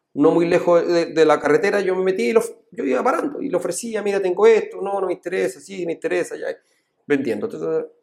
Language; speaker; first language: Spanish; native; Spanish